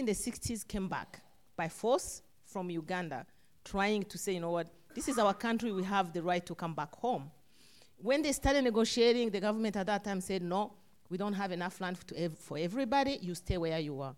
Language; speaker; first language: English; non-native, local second language; Kinyarwanda